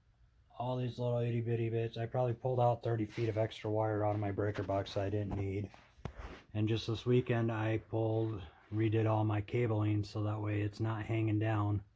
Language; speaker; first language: English; native; English